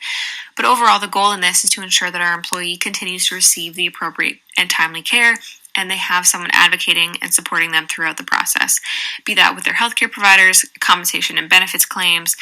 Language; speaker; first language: English; native; English